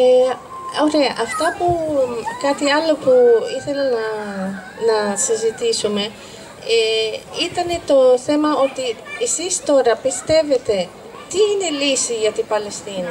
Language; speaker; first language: Greek; non-native, fluent; Arabic